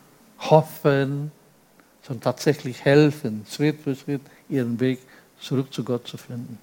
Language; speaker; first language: German; non-native, fluent; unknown